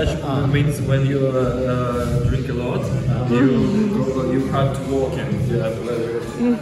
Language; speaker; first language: English; non-native, learner; Belarusian